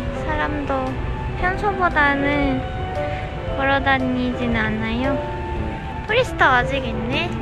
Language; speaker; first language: Korean; non-native, fluent; Japanese